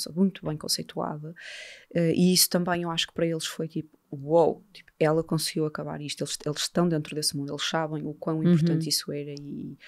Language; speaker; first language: Portuguese; native; Portuguese